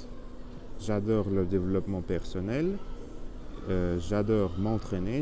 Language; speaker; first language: French; non-native, learner; Spanish